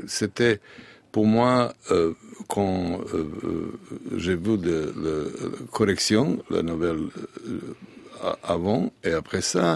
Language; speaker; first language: French; non-native, learner; Serbian